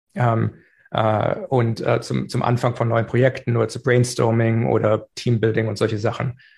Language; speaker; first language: German; native; German